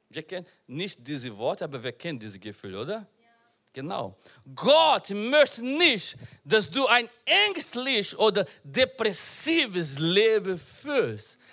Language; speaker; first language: German; non-native, learner; Portuguese